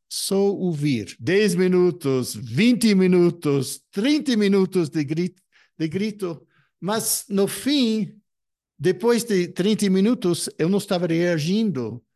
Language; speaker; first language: Portuguese; non-native, fluent; English